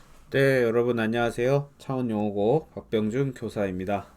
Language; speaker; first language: Korean; native; Korean